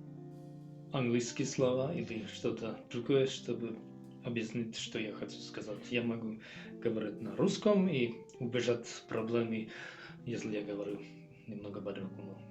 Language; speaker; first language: Russian; non-native, learner; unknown